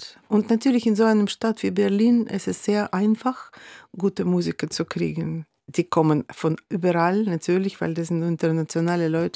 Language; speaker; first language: German; non-native, fluent; Russian